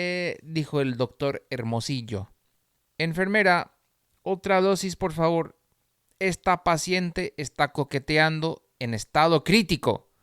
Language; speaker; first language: Spanish; non-native, fluent; English